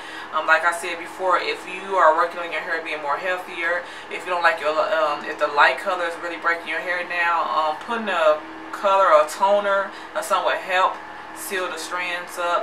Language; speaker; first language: English; native; English